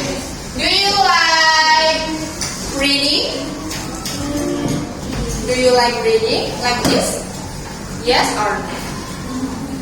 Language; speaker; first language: English; non-native, learner; Indonesian